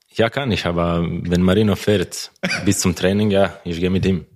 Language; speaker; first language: German; non-native, learner; Croatian